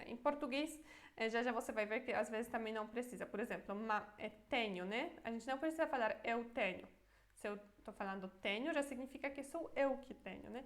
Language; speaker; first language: Portuguese; non-native, fluent; Polish